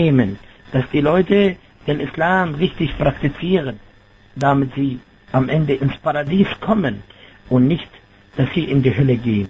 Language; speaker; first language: German; non-native, fluent; Arabic